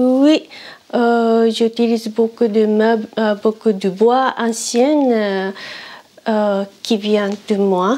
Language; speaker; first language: French; non-native, learner; Japanese